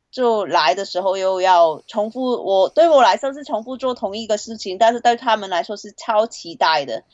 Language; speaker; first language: Chinese; non-native, fluent; Cantonese